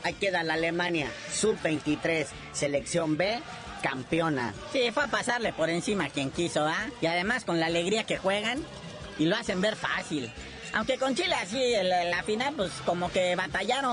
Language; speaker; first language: Spanish; native; Spanish